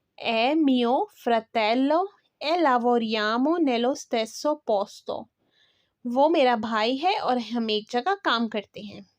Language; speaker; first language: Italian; non-native, fluent; Urdu